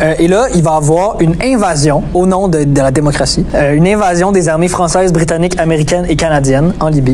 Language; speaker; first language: French; native; French